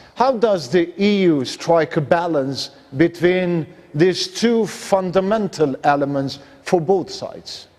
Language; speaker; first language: English; non-native, fluent; Albanian